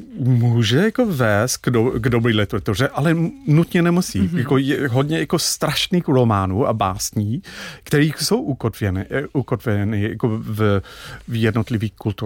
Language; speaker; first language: Czech; non-native, fluent; English